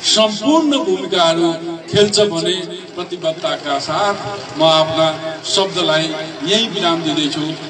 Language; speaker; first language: Nepali; non-native, local second language; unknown